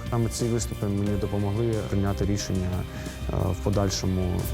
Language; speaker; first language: Ukrainian; native; Ukrainian